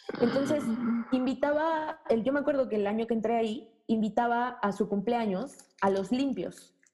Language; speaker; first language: Spanish; native; Spanish